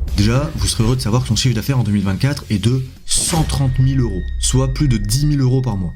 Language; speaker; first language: French; native; French